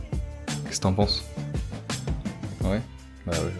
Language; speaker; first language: French; native; French